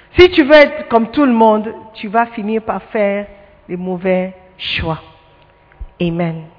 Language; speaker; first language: French; non-native, fluent; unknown